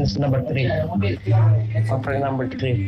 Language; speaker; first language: English; non-native, learner; Indonesian